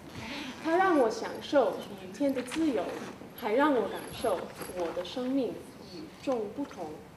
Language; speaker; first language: Chinese; non-native, learner; English